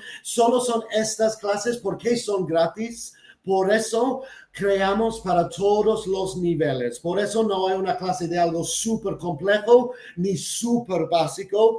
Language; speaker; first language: Spanish; non-native, fluent; English